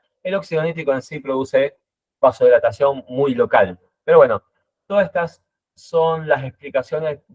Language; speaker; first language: Spanish; native; Spanish